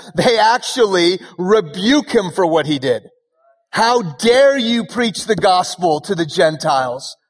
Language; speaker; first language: English; early bilingual, other home language; Persian